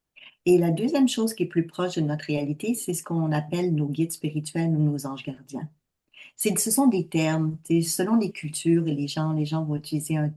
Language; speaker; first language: French; native; French